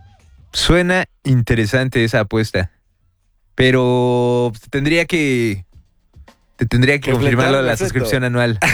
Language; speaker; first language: Spanish; native; Spanish